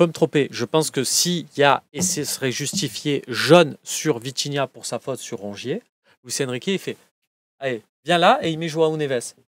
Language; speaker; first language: French; native; French